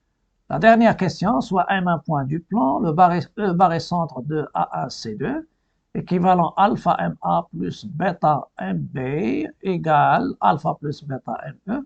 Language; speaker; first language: French; non-native, local second language; Arabic